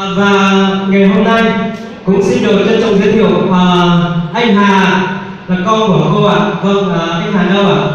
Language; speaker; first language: Vietnamese; non-native, local second language; Hmong